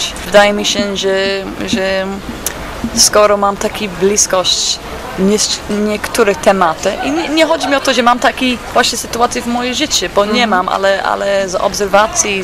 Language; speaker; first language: Polish; non-native, fluent; English